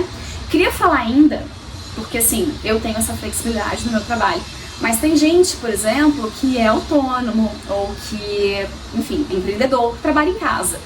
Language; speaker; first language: Portuguese; native; Portuguese